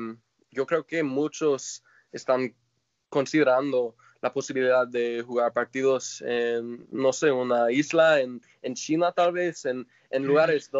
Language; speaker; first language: Spanish; non-native, fluent; English